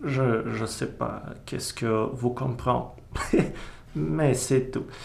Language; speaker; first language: French; non-native, learner; Russian